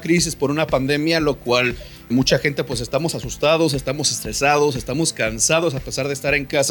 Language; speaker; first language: Spanish; native; Spanish